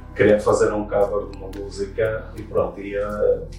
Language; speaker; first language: Portuguese; native; Portuguese